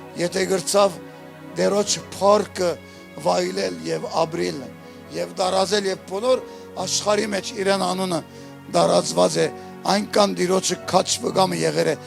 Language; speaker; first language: Armenian; early bilingual, heritage; Armenian